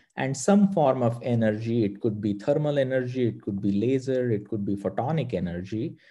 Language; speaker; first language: English; non-native, local second language; Marathi